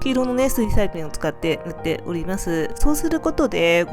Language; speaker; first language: Japanese; native; Japanese